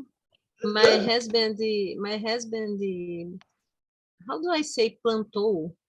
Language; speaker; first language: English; non-native, learner; Portuguese